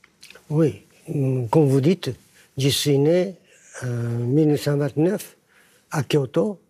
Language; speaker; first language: French; non-native, fluent; Japanese